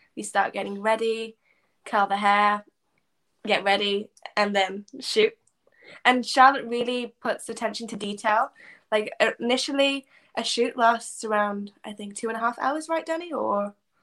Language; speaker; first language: English; native; English